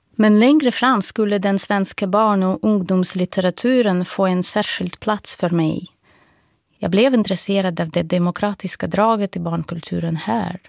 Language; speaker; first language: Swedish; non-native, fluent; Russian